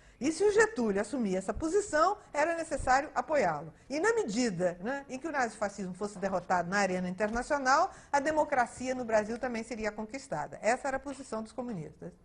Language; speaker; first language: Portuguese; early bilingual, other home language; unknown